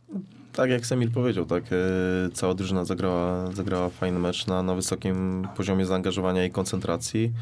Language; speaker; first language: Polish; native; Polish